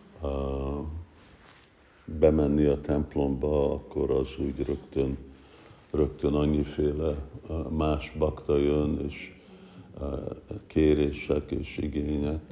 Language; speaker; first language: Hungarian; early bilingual, heritage; Hungarian